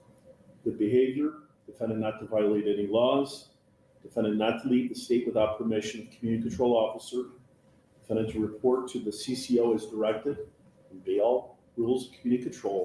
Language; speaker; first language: English; native; English